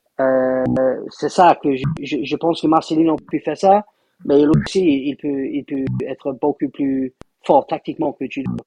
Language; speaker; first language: French; non-native, fluent; English